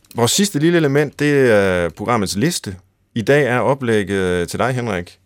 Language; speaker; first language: Danish; native; Danish